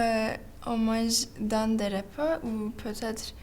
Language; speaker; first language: French; non-native, learner; Turkish